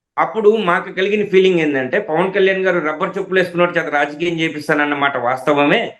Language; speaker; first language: Telugu; native; Telugu